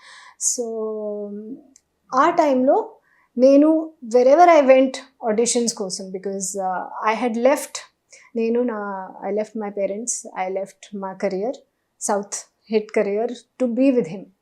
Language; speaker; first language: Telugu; non-native, learner; Hindi